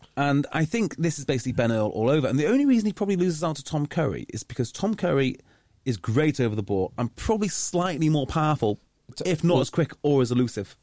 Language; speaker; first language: English; native; English